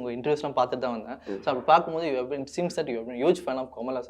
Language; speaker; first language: Tamil; native; Tamil